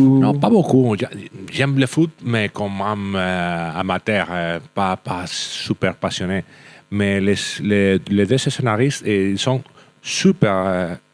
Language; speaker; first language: French; non-native, learner; Spanish